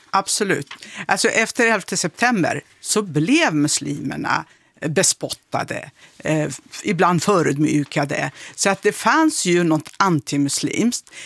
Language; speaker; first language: Swedish; early bilingual, other home language; Kurdish